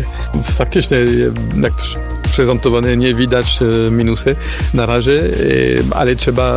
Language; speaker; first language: Polish; non-native, fluent; French